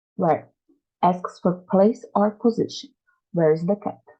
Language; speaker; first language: English; non-native, fluent; Portuguese